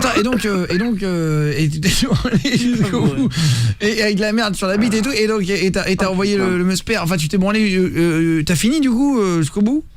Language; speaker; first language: French; native; French